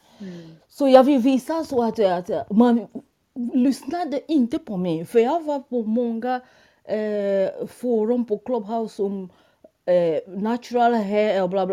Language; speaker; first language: Swedish; non-native, fluent; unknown